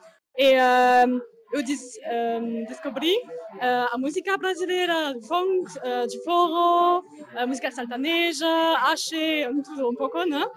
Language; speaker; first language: Portuguese; non-native, fluent; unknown